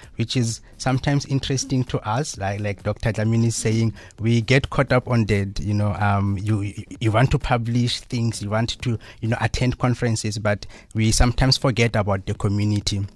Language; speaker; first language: English; non-native, local second language; Southern Sotho